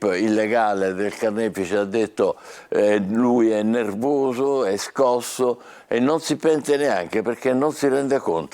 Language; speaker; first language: Italian; native; Italian